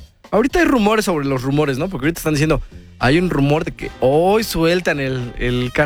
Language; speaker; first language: Spanish; native; Spanish